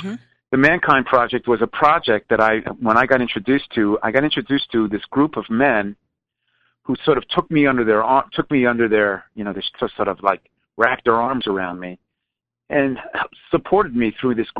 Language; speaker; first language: English; native; English